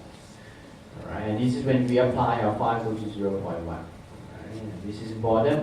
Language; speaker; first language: English; non-native, fluent; Thai